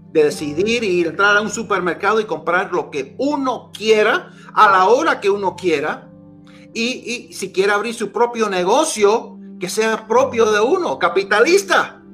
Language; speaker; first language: Spanish; early bilingual, heritage; Spanish